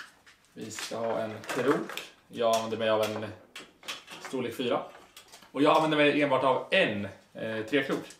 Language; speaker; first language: Swedish; native; Swedish